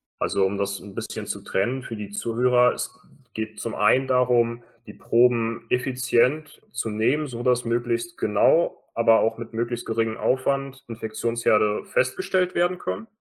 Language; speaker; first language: German; native; German